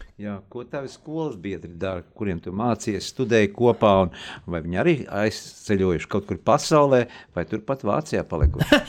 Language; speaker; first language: Latvian; native; Latvian